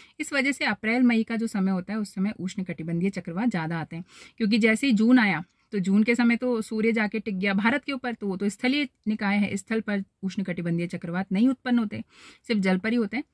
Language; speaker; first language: Hindi; native; Hindi